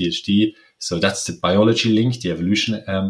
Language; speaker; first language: English; non-native, fluent; German